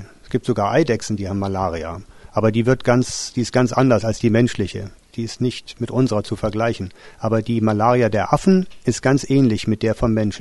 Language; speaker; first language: German; native; German